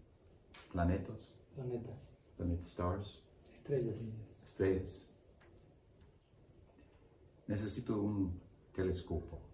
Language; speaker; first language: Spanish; non-native, learner; English